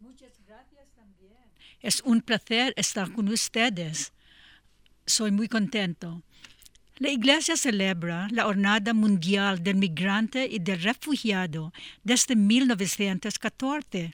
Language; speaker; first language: Spanish; non-native, learner; English